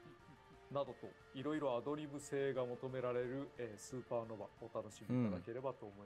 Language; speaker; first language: Japanese; native; Japanese